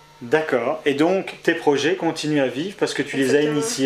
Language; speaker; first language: French; native; French